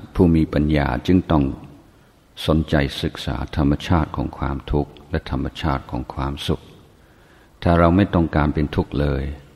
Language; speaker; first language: Thai; non-native, fluent; English